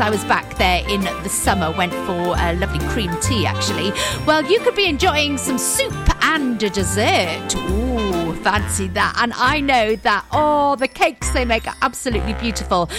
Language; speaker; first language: English; native; English